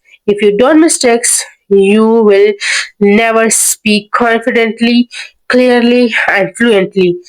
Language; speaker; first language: English; non-native, learner; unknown